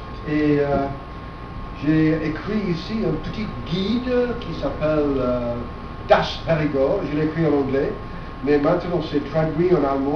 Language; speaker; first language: French; non-native, fluent; English